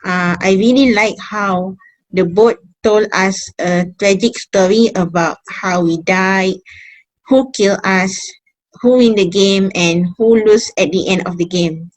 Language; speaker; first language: English; non-native, fluent; Malay